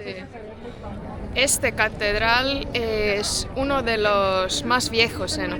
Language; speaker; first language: Spanish; non-native, fluent; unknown